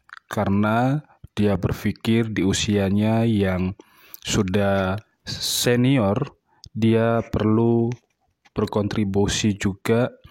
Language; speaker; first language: Indonesian; native; Indonesian